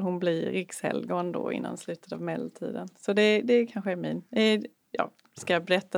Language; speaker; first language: Swedish; non-native, fluent; English